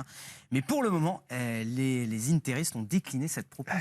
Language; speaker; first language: French; native; French